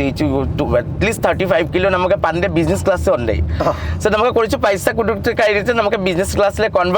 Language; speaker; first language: Malayalam; non-native, local second language; Assamese